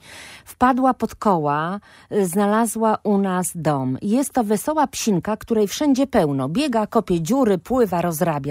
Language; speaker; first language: Polish; native; Polish